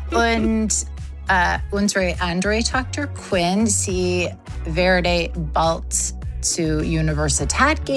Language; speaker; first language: German; non-native, learner; English